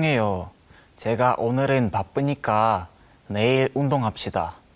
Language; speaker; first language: Korean; non-native, learner; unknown